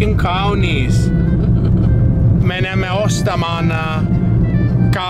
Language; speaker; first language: Finnish; non-native, learner; Italian